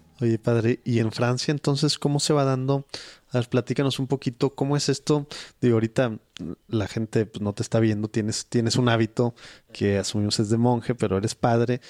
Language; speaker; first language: Spanish; native; Spanish